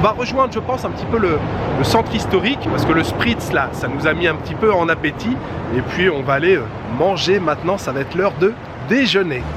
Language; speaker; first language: French; native; French